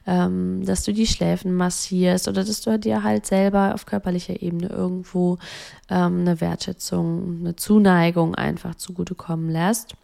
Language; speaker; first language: German; native; German